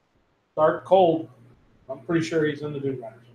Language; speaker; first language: English; native; English